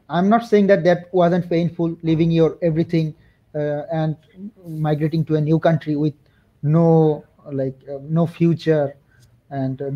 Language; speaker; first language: English; non-native, local second language; Bangla